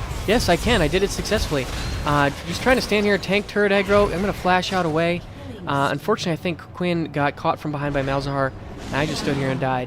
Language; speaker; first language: English; native; English